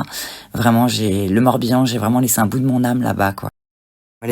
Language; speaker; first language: French; native; French